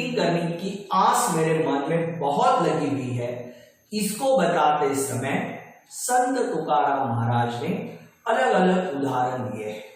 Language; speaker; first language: Hindi; non-native, local second language; Marathi